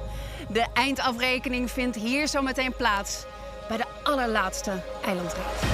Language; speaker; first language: Dutch; native; Dutch